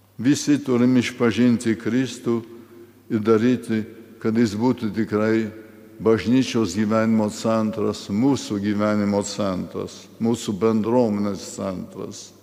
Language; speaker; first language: Lithuanian; early bilingual, heritage; Lithuanian